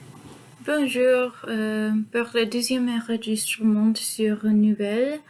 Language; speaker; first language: French; non-native, learner; Spanish